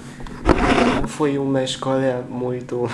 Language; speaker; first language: Portuguese; non-native, fluent; Chinese